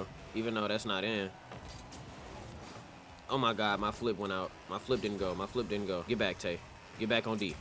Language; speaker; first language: English; native; English